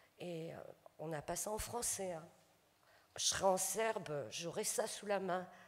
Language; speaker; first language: French; native; French